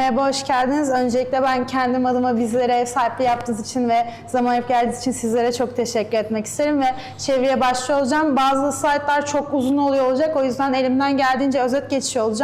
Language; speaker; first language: Turkish; native; Turkish